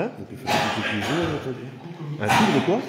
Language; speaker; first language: French; native; French